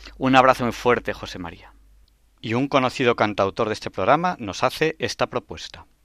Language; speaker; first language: Spanish; native; Spanish